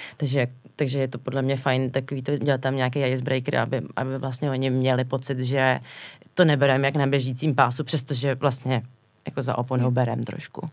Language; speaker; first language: Czech; native; Czech